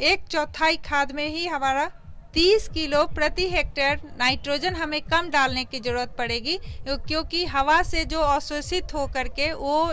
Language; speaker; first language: Hindi; native; Hindi